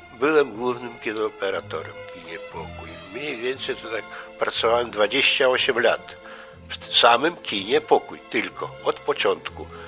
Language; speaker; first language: Polish; native; Polish